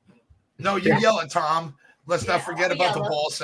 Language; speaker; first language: English; native; English